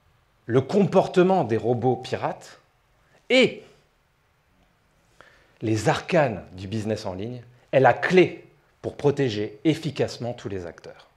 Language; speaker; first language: French; native; French